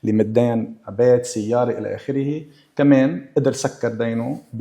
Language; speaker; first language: Arabic; early bilingual, heritage; Arabic